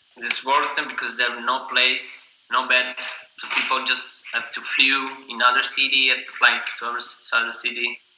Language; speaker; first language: English; non-native, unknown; Italian